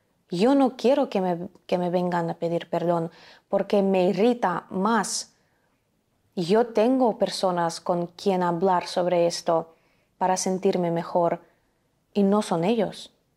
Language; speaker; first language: Spanish; non-native, fluent; Ukrainian